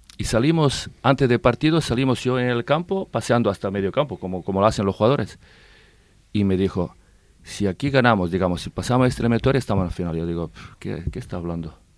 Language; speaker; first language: Spanish; non-native, fluent; Serbian